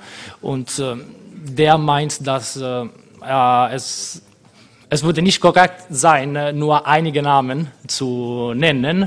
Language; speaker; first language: German; non-native, fluent; Italian